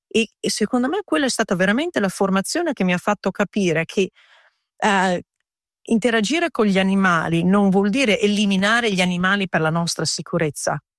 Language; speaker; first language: Italian; early bilingual, heritage; Italian